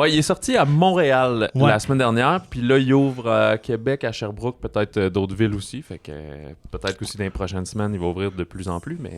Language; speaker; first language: French; native; French